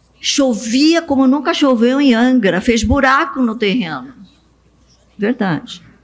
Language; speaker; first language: Portuguese; early bilingual, other home language; Japanese